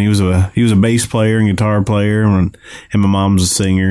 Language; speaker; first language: English; native; English